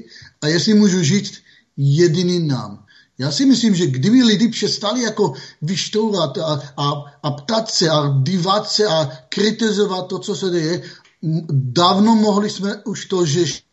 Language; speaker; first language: Czech; non-native, fluent; Hebrew